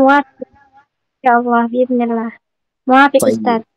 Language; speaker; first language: Arabic; non-native, learner; Indonesian